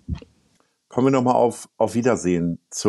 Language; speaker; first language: German; native; German